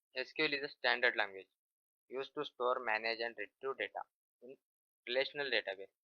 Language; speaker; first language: English; non-native, local second language; Kannada